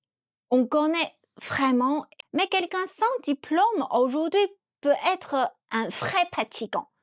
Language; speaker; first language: French; non-native, fluent; Chinese